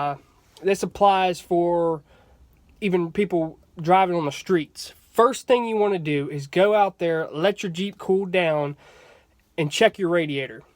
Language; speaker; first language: English; native; English